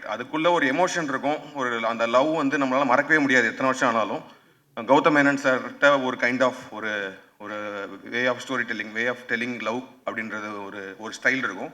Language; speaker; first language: Tamil; native; Tamil